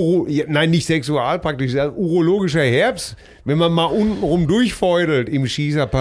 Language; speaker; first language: German; native; German